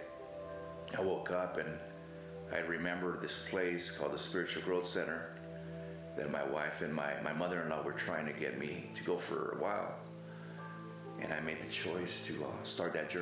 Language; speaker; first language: English; native; English